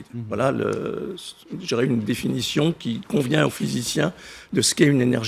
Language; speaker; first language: French; native; French